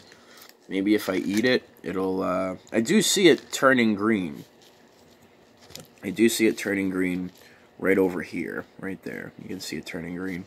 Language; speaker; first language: English; native; English